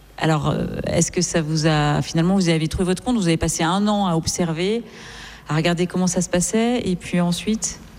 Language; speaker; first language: French; native; French